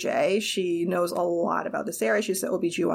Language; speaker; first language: English; non-native, local second language; Cantonese